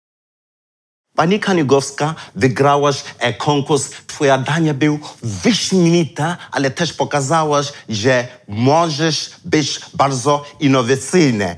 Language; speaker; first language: Polish; non-native, learner; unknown